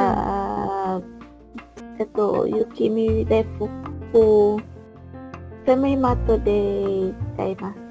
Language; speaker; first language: Japanese; non-native, learner; Malay